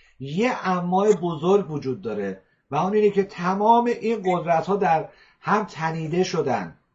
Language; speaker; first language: Persian; native; Persian